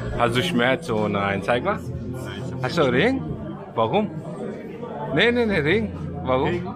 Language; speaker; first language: German; non-native, learner; Urdu